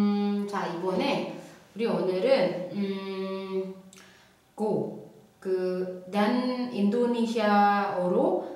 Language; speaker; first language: Korean; non-native, fluent; Indonesian